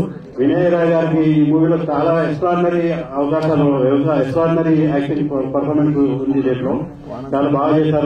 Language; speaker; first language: Telugu; native; Telugu